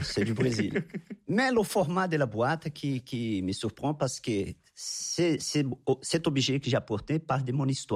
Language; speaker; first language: French; non-native, fluent; Portuguese